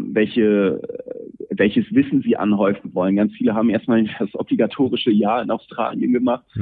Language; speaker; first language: German; native; German